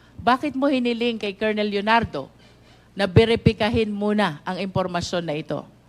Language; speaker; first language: Filipino; native; Filipino